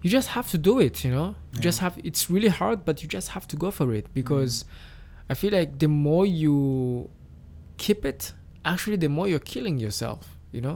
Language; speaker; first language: English; non-native, local second language; Kinyarwanda